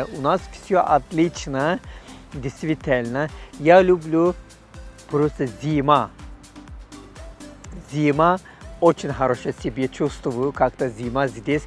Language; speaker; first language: Russian; non-native, learner; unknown